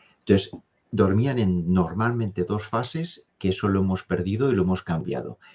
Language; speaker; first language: Spanish; native; Spanish